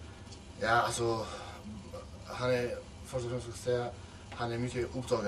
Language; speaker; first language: Swedish; non-native, fluent; Macedonian